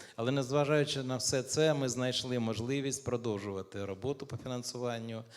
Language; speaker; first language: Ukrainian; native; Ukrainian